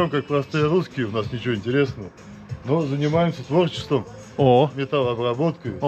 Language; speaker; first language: Russian; native; Russian